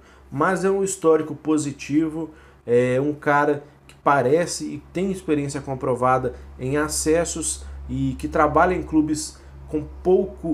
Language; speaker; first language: Portuguese; native; Portuguese